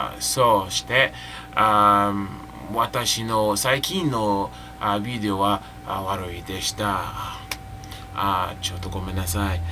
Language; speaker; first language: Japanese; non-native, learner; English